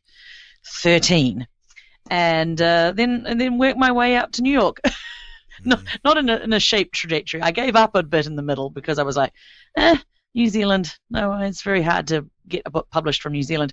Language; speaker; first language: English; native; English